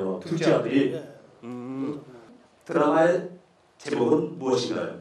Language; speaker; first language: Korean; native; Korean